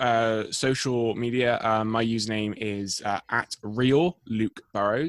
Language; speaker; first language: English; native; English